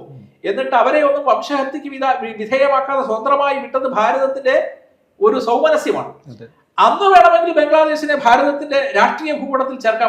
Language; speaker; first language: Malayalam; native; Malayalam